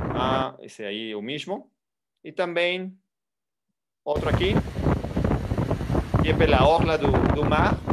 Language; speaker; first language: Portuguese; non-native, fluent; Spanish